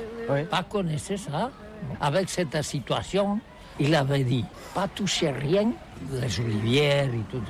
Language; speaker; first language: French; non-native, learner; Catalan